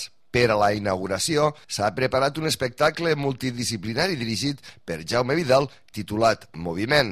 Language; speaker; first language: Catalan; native; Catalan